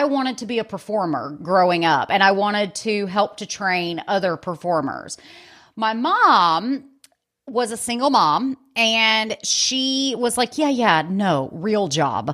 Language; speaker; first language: English; native; English